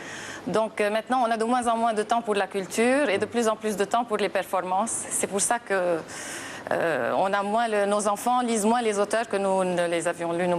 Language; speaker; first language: French; non-native, local second language; Arabic